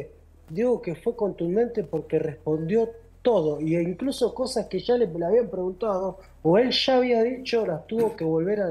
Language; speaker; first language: Spanish; native; Spanish